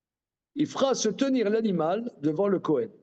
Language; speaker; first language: French; native; French